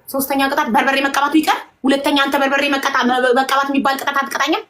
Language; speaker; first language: Amharic; native; Amharic